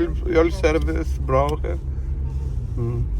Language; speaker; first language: German; non-native, learner; Ukrainian